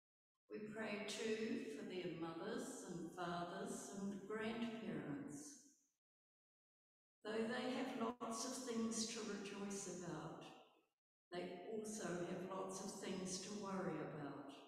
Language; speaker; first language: English; native; English